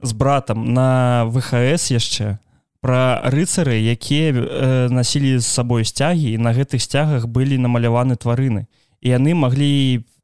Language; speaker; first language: Belarusian; non-native, local second language; Russian